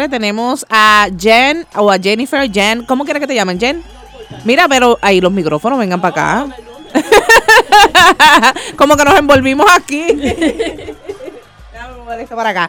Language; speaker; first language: Spanish; native; Spanish